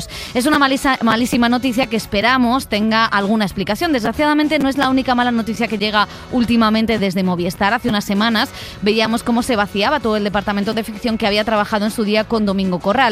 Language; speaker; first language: Spanish; native; Spanish